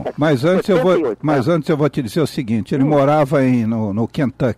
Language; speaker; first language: Portuguese; native; Portuguese